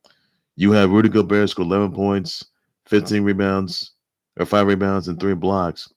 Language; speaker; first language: English; native; English